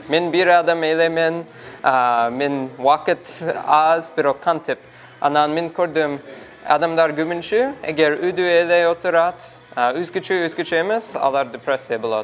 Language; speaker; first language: Kyrgyz; non-native, learner; English